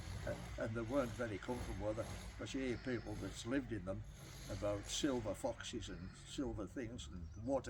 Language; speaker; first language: English; native; English